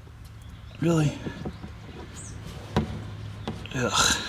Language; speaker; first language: English; native; English